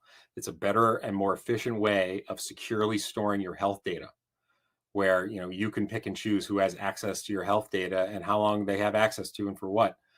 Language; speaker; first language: English; native; English